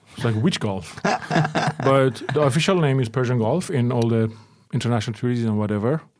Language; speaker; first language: English; early bilingual, other home language; Persian